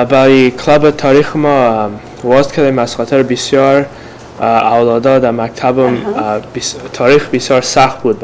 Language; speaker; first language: Persian; early bilingual, heritage; Persian